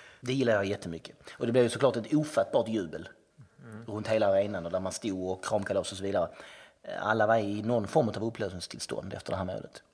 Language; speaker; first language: Swedish; native; Swedish